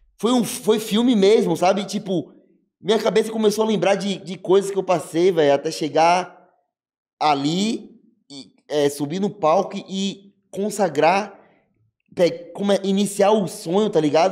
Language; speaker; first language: Portuguese; native; Portuguese